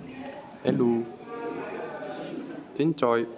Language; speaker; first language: English; non-native, learner; French